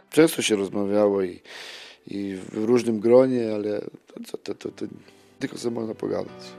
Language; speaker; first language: Polish; native; Polish